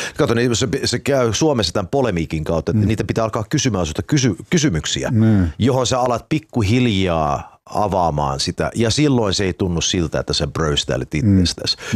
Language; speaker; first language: Finnish; early bilingual, heritage; Finnish